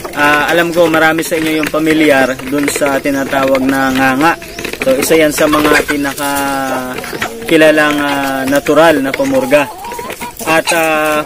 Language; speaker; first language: Filipino; non-native, local second language; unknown